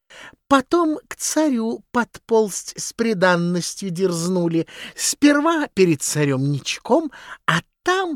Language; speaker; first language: Russian; native; Russian